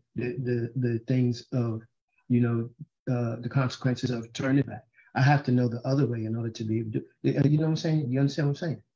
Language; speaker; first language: English; native; English